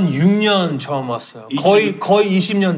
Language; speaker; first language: Korean; non-native, fluent; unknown